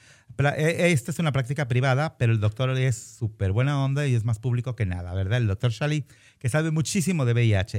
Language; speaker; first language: Spanish; native; Spanish